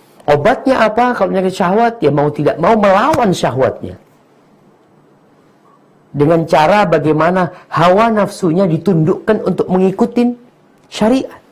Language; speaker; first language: Indonesian; native; Indonesian